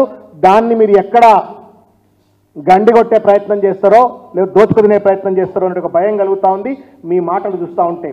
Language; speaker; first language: Telugu; native; Telugu